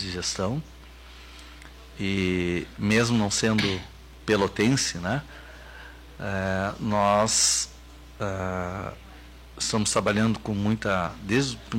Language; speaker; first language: Portuguese; native; Portuguese